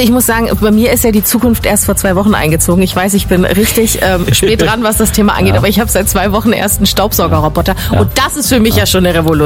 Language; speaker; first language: German; native; German